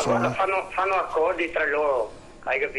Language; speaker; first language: Italian; non-native, fluent; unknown